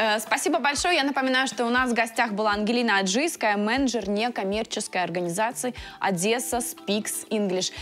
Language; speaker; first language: Russian; native; Russian